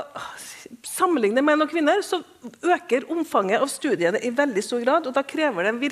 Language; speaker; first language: Norwegian; native; Norwegian